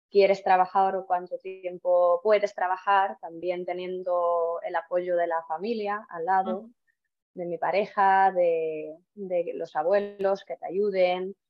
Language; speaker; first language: Spanish; non-native, fluent; Estonian